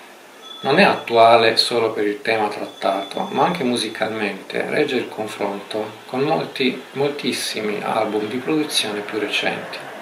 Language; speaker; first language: Italian; native; Italian